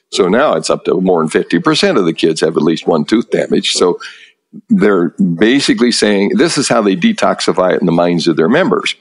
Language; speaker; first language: English; native; English